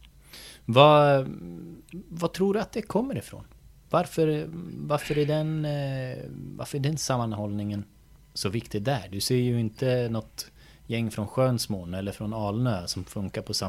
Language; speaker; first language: Swedish; native; Swedish